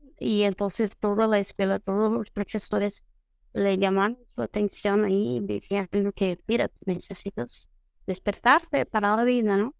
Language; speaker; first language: Spanish; non-native, fluent; Portuguese